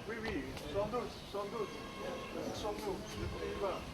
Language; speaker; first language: French; non-native, learner; Dutch